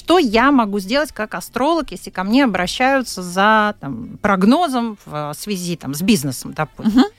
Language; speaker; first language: Russian; native; Russian